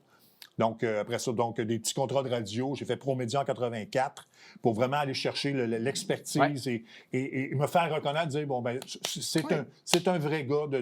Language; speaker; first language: French; native; French